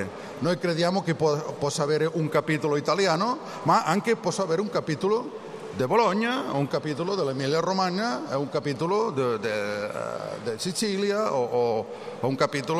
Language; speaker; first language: Italian; non-native, learner; Catalan